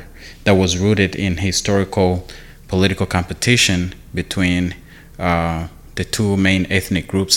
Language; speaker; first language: English; non-native, local second language; Kinyarwanda